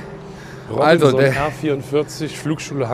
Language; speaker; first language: German; native; German